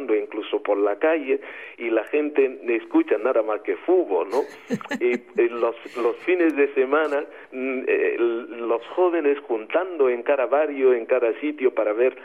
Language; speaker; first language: Spanish; non-native, fluent; Igbo